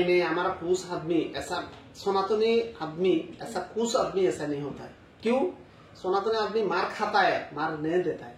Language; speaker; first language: Hindi; non-native, learner; Bangla